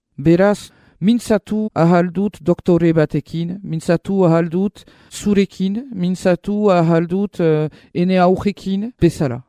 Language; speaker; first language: Basque; non-native, local second language; French